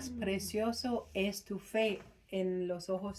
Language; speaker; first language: Spanish; non-native, fluent; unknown